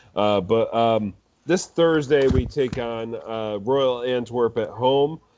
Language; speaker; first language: English; native; English